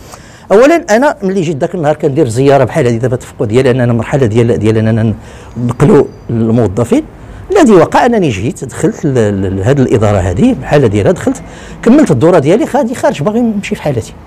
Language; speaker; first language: Arabic; native; Arabic